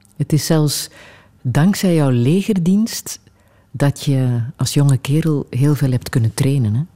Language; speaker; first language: Dutch; native; Dutch